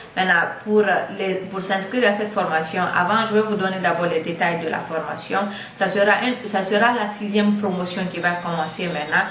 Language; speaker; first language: French; non-native, local second language; Fula